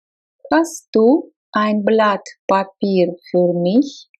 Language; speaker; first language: German; non-native, fluent; Russian